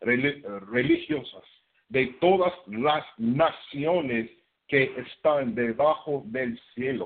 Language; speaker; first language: Spanish; non-native, fluent; English